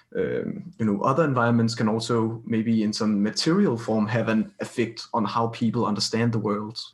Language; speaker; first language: English; non-native, fluent; Danish